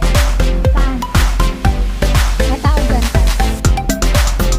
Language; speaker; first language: Filipino; non-native, local second language; Cebuano